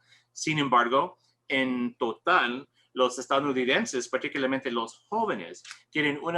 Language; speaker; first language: Spanish; non-native, learner; English